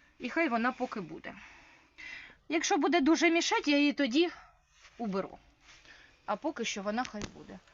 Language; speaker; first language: Ukrainian; non-native, local second language; Russian